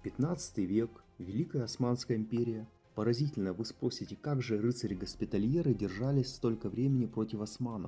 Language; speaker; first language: Russian; native; Russian